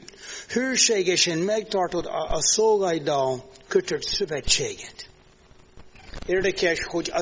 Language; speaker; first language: Hungarian; non-native, learner; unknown